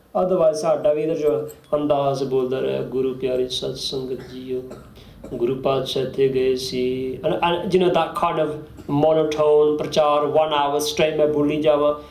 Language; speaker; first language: Punjabi; early bilingual, heritage; Punjabi